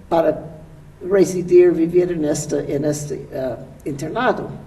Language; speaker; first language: Spanish; non-native, fluent; English